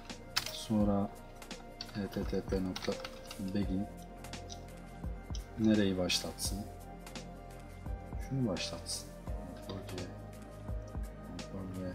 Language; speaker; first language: Turkish; native; Turkish